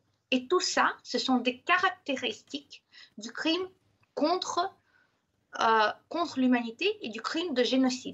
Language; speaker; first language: French; non-native, fluent; Ukrainian